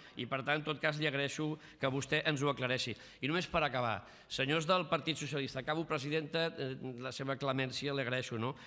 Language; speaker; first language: Catalan; native; Catalan